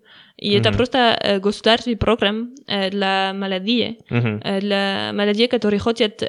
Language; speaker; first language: Russian; non-native, learner; French